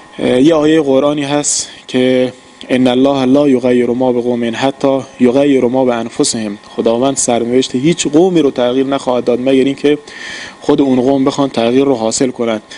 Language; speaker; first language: Persian; non-native, local second language; Baluchi